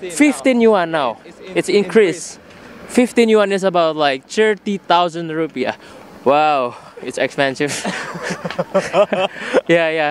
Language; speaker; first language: English; non-native, learner; Indonesian